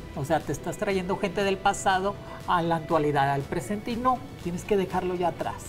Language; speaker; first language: Spanish; native; Spanish